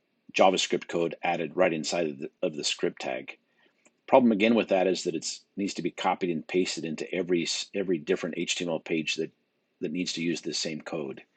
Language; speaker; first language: English; native; English